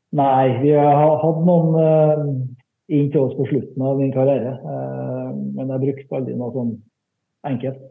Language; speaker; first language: Norwegian; native; Norwegian